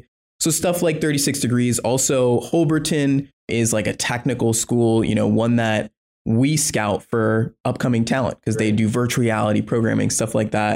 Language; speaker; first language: English; native; English